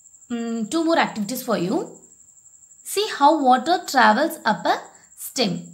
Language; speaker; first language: English; non-native, local second language; Tamil